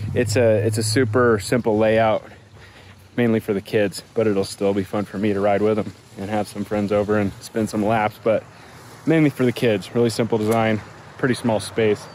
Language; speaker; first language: English; native; English